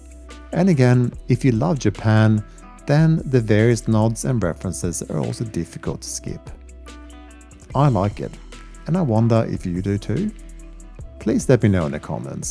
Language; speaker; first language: English; native; English